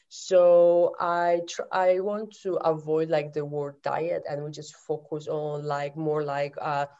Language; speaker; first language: English; non-native, fluent; Polish